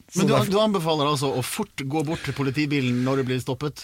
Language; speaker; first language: Norwegian; native; Norwegian